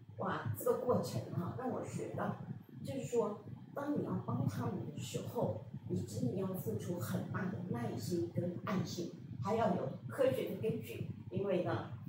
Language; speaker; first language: Chinese; native; Chinese